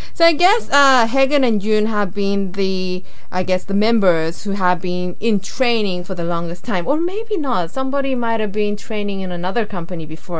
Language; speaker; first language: English; early bilingual, other home language; Korean